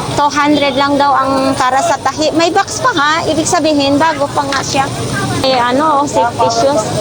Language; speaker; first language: Filipino; non-native, local second language; Cebuano